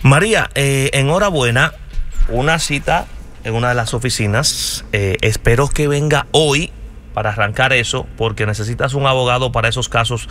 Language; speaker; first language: Spanish; native; Spanish